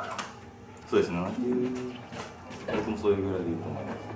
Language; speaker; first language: Japanese; native; Japanese